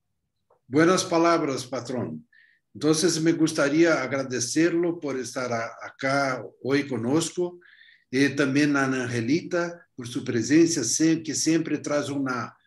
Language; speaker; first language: Spanish; non-native, fluent; Portuguese